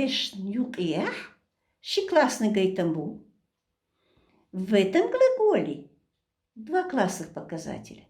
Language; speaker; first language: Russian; non-native, local second language; Chechen